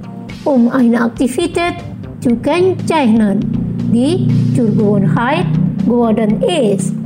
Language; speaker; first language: German; non-native, learner; Indonesian